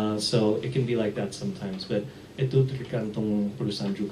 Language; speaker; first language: Indonesian; early bilingual, heritage; English